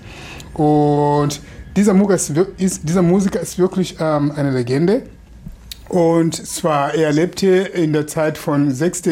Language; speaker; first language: German; non-native, fluent; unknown